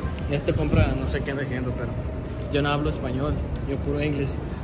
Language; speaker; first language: Spanish; early bilingual, heritage; Spanish